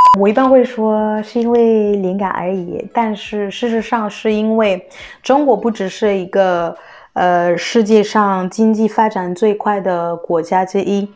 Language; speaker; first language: Chinese; non-native, fluent; French